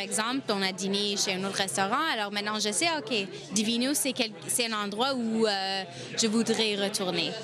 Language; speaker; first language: French; non-native, local second language; English